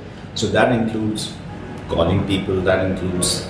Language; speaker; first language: English; non-native, local second language; Urdu